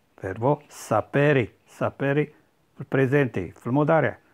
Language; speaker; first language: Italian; non-native, fluent; Arabic